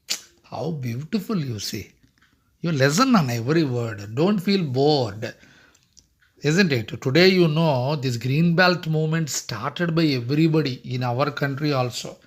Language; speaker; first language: English; non-native, local second language; Telugu